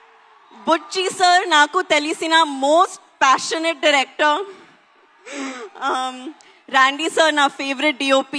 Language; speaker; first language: Telugu; non-native, learner; Hindi